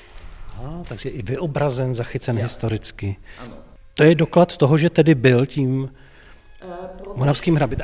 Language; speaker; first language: Czech; native; Czech